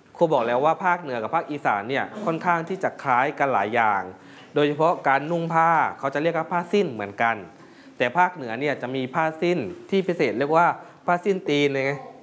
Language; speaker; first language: Thai; native; Thai